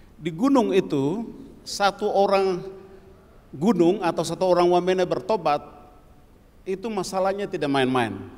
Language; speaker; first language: Indonesian; non-native, local second language; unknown